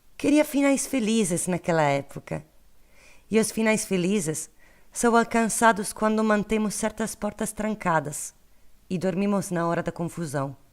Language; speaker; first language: Portuguese; non-native, learner; Italian